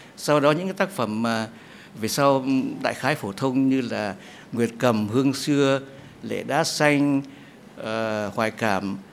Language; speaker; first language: Vietnamese; native; Vietnamese